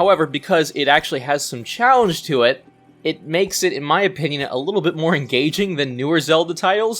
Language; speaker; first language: English; native; English